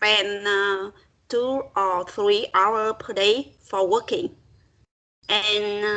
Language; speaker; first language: English; non-native, learner; Vietnamese